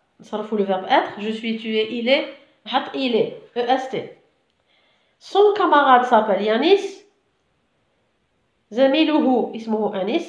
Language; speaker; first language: French; non-native, local second language; Arabic